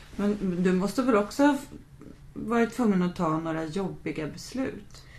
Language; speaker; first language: Swedish; native; Swedish